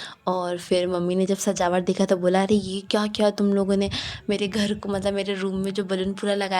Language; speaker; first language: Hindi; native; Hindi